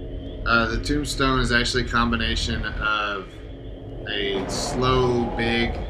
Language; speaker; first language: English; native; English